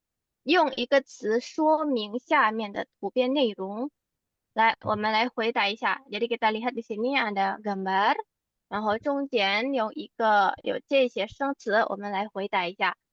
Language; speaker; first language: Chinese; non-native, fluent; Indonesian